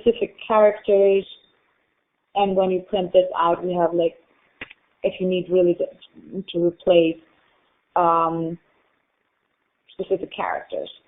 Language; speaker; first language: English; non-native, fluent; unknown